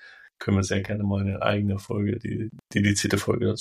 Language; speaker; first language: German; native; German